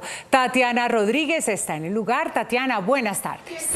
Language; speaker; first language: Spanish; native; Spanish